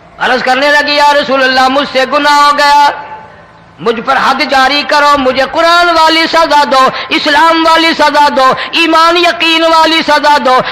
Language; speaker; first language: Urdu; non-native, local second language; Saraiki